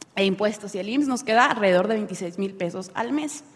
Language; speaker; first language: Spanish; native; Spanish